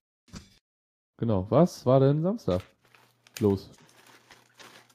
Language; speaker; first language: German; native; German